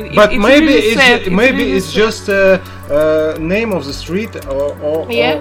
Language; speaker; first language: English; non-native, learner; Russian